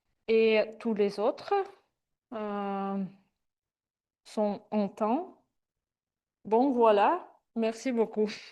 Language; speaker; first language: French; non-native, fluent; Russian